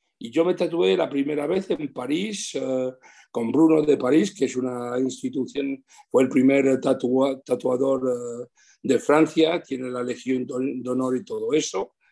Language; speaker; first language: Spanish; early bilingual, heritage; Spanish